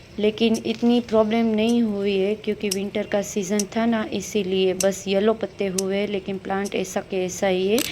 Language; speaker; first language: Hindi; non-native, local second language; Gujarati